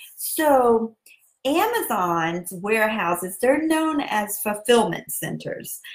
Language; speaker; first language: English; native; English